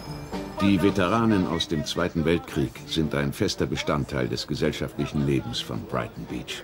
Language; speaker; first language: German; native; German